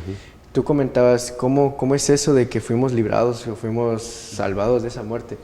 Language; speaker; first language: Spanish; native; Spanish